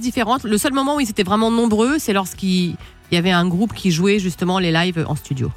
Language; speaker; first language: French; native; French